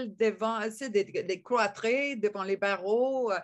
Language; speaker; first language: French; native; French